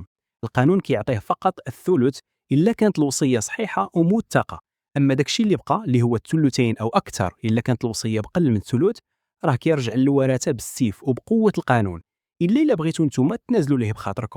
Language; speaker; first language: Arabic; native; Arabic